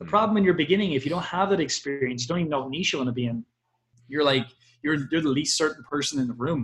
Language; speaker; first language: English; native; English